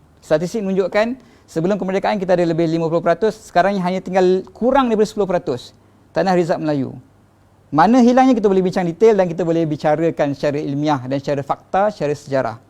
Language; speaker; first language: Malay; native; Malay